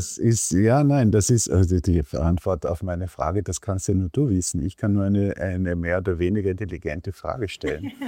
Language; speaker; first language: German; native; German